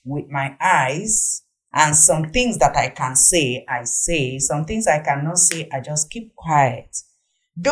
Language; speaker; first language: English; non-native, local second language; Igbo